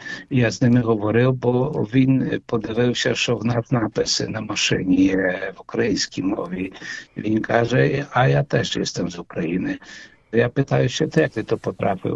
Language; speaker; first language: Ukrainian; early bilingual, heritage; Ukrainian